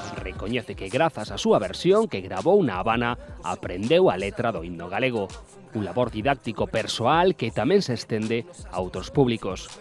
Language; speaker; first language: Galician; native; Galician